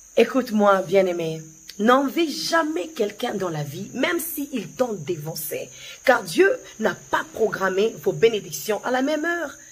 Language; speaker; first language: French; non-native, local second language; Lingala